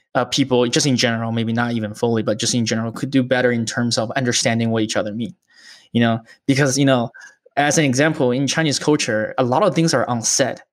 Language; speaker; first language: English; early bilingual, other home language; Chinese